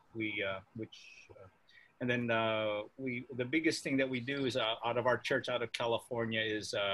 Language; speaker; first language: English; non-native, fluent; Korean